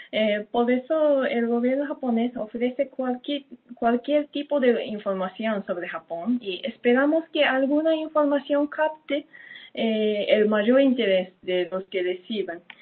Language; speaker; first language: Spanish; non-native, fluent; Japanese